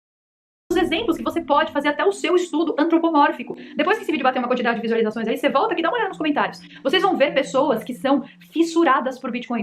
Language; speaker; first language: Portuguese; native; Portuguese